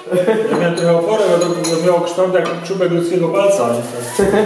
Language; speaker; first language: Polish; native; Polish